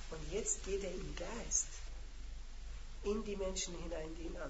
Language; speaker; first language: German; native; German